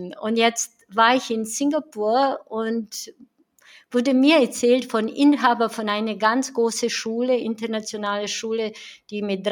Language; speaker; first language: German; non-native, fluent; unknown